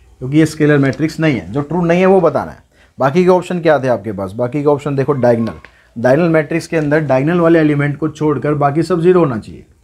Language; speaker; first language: Hindi; native; Hindi